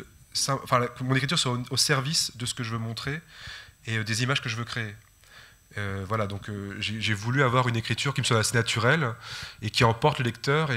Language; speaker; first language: French; native; French